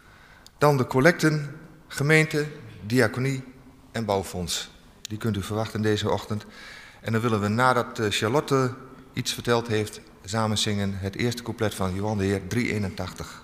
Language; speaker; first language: Dutch; native; Dutch